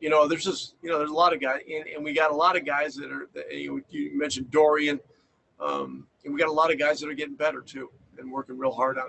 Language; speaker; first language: English; native; English